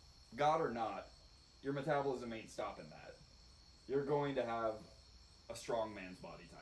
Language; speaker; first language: English; native; English